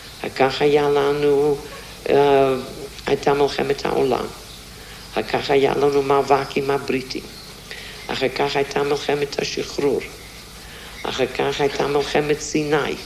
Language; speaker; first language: Hebrew; non-native, fluent; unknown